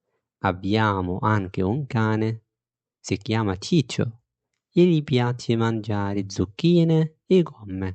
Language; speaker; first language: Italian; non-native, fluent; Arabic